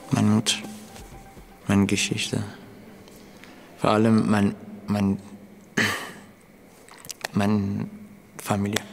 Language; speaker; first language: German; non-native, learner; Persian